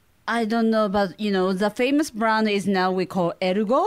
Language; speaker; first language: English; non-native, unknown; Japanese